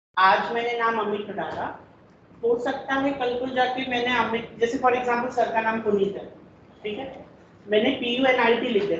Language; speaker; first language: Hindi; non-native, local second language; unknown